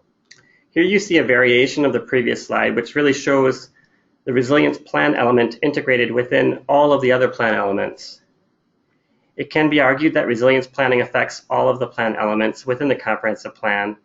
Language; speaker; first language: English; native; English